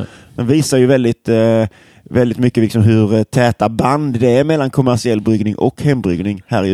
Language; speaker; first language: Swedish; native; Swedish